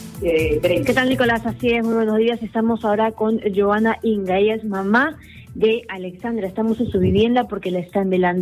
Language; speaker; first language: Spanish; native; Spanish